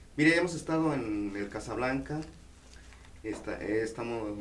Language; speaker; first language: Spanish; non-native, local second language; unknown